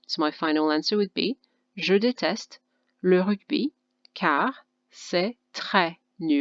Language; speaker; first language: French; non-native, fluent; English